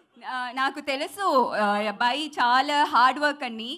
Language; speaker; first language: Telugu; non-native, learner; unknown